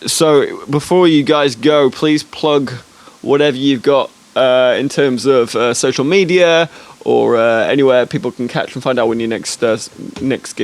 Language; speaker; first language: English; native; English